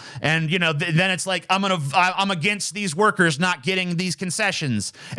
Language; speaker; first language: English; native; English